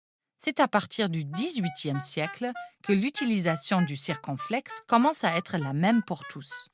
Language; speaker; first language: French; non-native, fluent; German